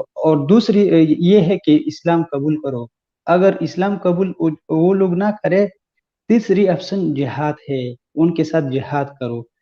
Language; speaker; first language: Hindi; non-native, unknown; Pashto